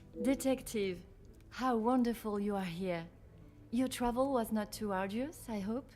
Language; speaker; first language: English; non-native, learner; Japanese